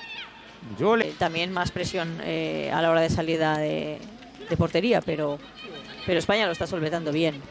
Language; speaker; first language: Spanish; native; Spanish